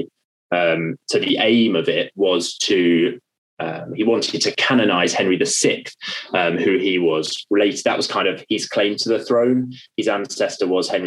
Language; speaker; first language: English; native; English